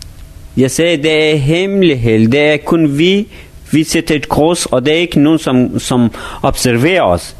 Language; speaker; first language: Danish; non-native, fluent; Persian